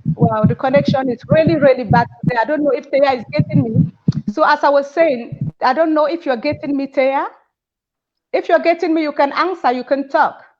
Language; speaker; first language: English; non-native, local second language; French